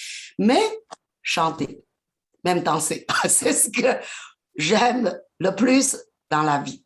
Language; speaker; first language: French; non-native, fluent; Chinese